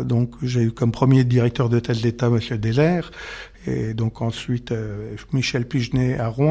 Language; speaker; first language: French; native; French